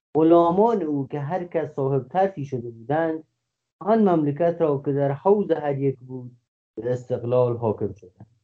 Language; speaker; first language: Persian; non-native, local second language; Kurdish